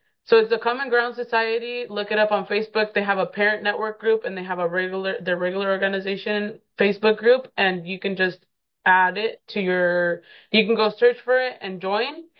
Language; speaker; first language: English; early bilingual, other home language; Spanish